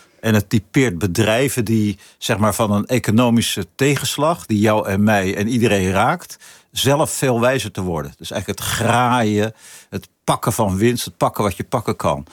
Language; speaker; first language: Dutch; native; Dutch